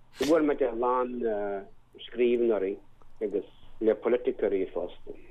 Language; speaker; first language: Irish; native; Irish